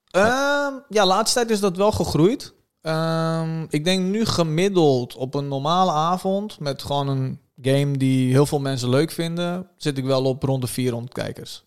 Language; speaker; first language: Dutch; early bilingual, other home language; Turkish